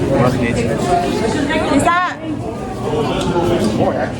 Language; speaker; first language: Dutch; non-native, learner; Thai